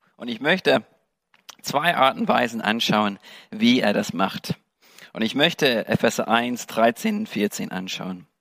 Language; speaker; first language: German; non-native, fluent; English